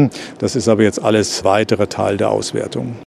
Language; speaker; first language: German; native; German